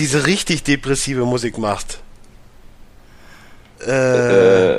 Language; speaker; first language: German; native; German